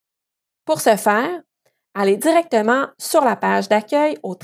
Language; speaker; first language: French; native; French